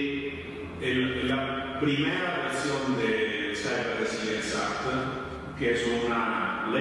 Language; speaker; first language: Spanish; non-native, fluent; Italian